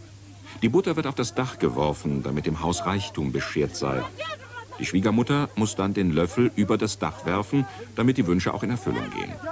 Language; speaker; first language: German; native; German